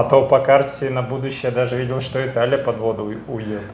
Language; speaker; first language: Russian; native; Russian